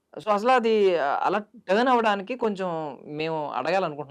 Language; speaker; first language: Telugu; native; Telugu